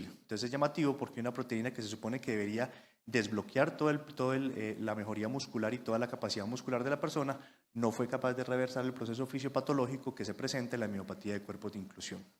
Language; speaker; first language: Spanish; native; Spanish